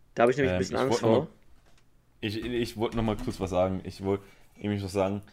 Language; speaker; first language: German; early bilingual, other home language; Spanish